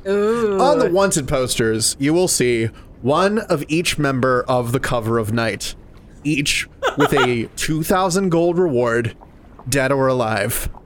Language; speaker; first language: English; native; English